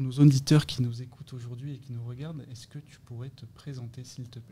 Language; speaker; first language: French; native; French